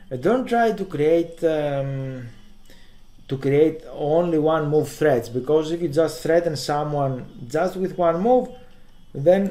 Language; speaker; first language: English; non-native, fluent; Greek